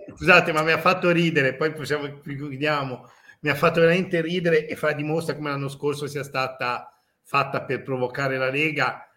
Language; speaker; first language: Italian; native; Italian